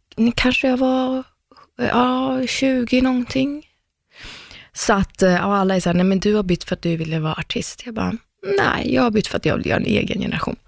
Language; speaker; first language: Swedish; early bilingual, other home language; Persian